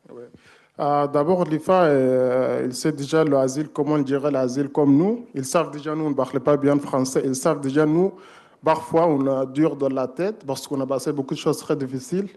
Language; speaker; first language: French; non-native, learner; Arabic